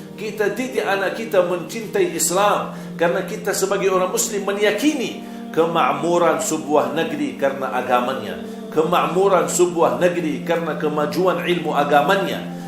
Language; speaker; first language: Malay; non-native, fluent; Arabic